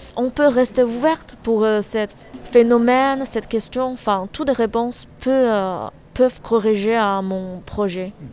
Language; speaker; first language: French; non-native, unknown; Chinese